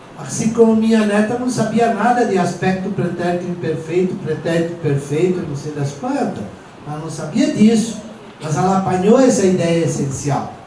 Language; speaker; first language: Portuguese; non-native, local second language; Venetian